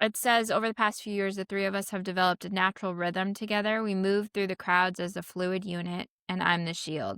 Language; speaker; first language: English; native; English